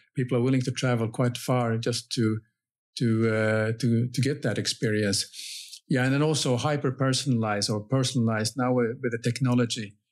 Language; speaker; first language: English; non-native, fluent; Finnish